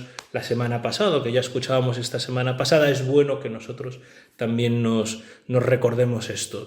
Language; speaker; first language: Spanish; native; Spanish